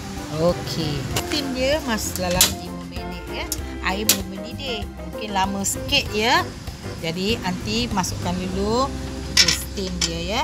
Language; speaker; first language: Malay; non-native, local second language; Chinese